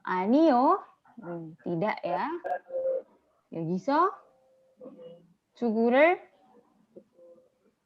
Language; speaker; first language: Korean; non-native, fluent; Indonesian